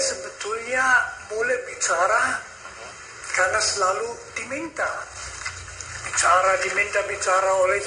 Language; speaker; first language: Indonesian; non-native, fluent; German